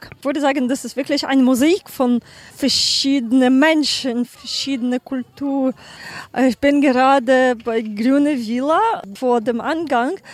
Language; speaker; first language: German; non-native, learner; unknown